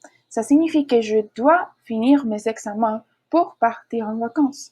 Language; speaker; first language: French; non-native, learner; Spanish